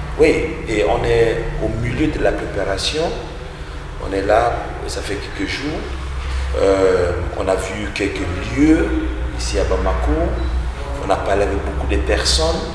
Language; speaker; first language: French; non-native, local second language; English